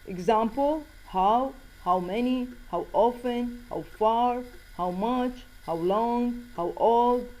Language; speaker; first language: English; non-native, fluent; Arabic